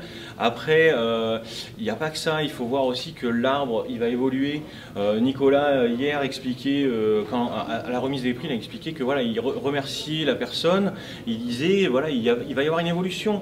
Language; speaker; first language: French; native; French